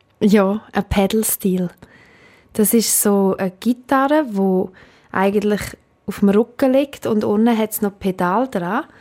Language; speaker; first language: German; native; German